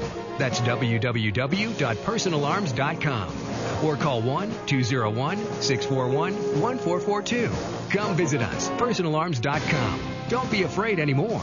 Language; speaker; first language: English; native; English